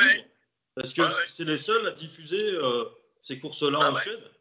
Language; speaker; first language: French; native; French